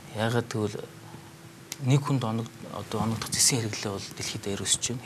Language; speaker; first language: Mongolian; native; Mongolian